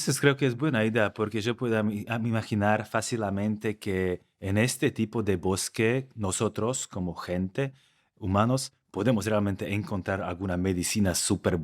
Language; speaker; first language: Spanish; non-native, fluent; Slovak